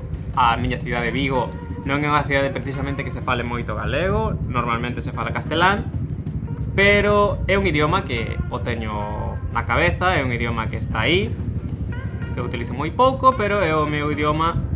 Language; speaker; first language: Galician; non-native, local second language; Spanish